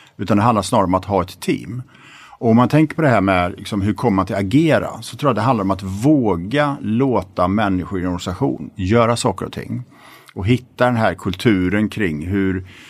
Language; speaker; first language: Swedish; native; Swedish